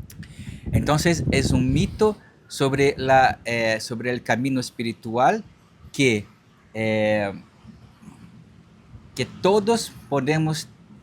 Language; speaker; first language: Spanish; non-native, learner; Portuguese